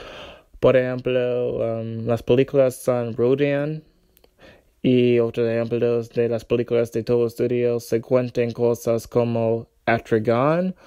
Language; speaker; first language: Spanish; non-native, learner; English